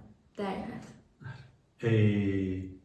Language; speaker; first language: Persian; native; Persian